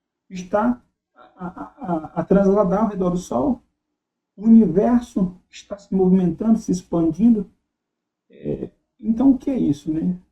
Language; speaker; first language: Portuguese; native; Portuguese